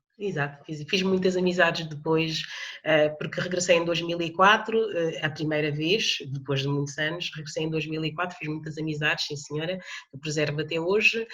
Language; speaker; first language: Portuguese; early bilingual, other home language; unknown